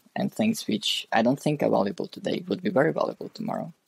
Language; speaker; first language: English; non-native, fluent; Russian